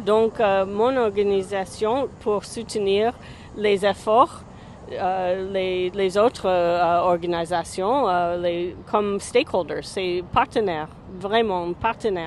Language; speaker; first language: French; non-native, fluent; English